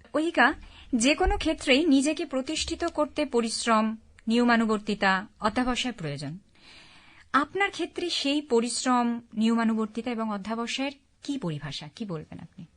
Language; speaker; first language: Bangla; native; Bangla